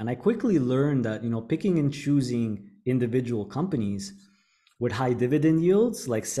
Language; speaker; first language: English; native; English